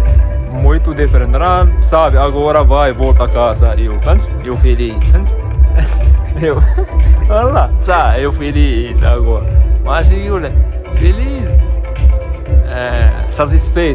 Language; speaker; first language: Portuguese; non-native, learner; Arabic